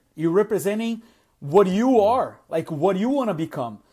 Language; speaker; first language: English; non-native, fluent; Portuguese